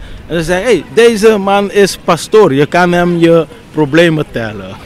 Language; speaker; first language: Dutch; non-native, local second language; Papiamento